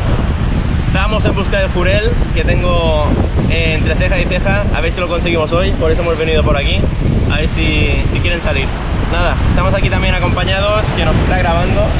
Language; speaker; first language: Spanish; native; Spanish